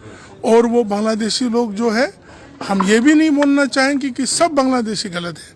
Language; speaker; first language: Hindi; non-native, local second language; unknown